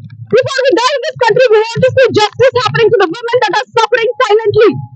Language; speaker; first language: English; non-native, local second language; Telugu